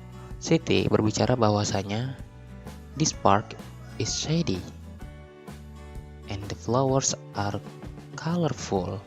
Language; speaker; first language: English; non-native, learner; Indonesian